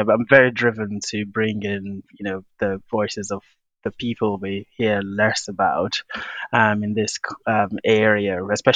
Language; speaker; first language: English; non-native, local second language; Yoruba